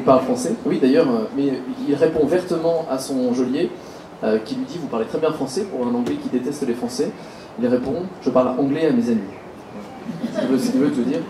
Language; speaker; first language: French; native; French